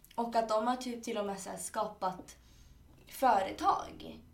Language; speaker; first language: Swedish; early bilingual, other home language; Spanish